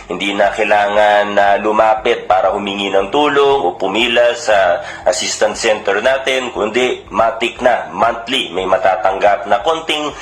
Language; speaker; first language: Filipino; native; Filipino